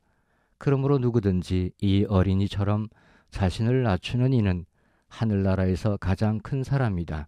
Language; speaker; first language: Korean; native; Korean